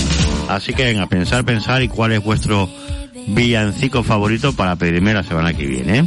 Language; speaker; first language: Spanish; native; Spanish